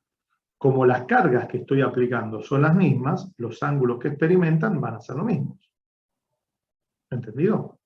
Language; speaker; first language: Spanish; native; Spanish